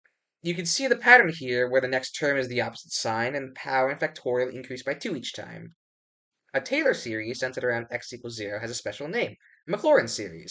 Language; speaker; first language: English; native; English